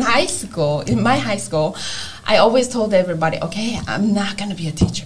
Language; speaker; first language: English; non-native, fluent; Korean